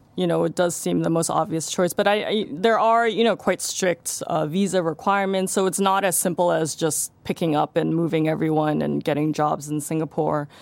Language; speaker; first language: English; non-native, local second language; Cantonese